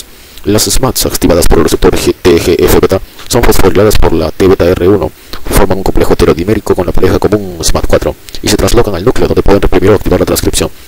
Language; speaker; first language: Spanish; native; Spanish